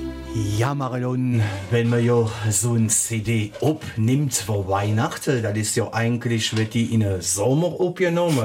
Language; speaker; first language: German; native; German